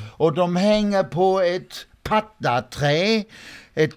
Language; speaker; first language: Swedish; non-native, fluent; German